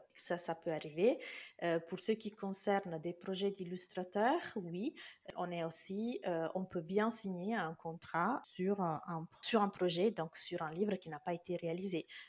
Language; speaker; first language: French; non-native, fluent; Italian